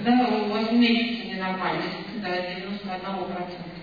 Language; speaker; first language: Russian; native; Russian